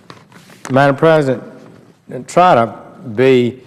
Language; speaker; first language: English; native; English